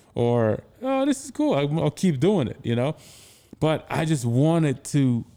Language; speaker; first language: English; non-native, local second language; Igbo